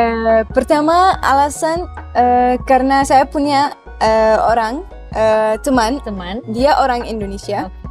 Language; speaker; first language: Indonesian; non-native, learner; Arabic